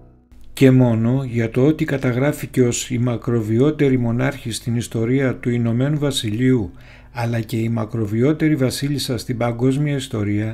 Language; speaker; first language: Greek; native; Greek